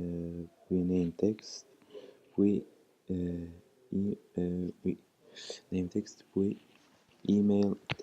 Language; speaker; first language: French; non-native, local second language; Arabic